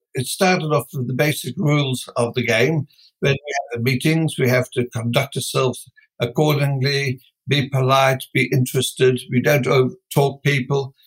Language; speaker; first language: English; non-native, fluent; Dutch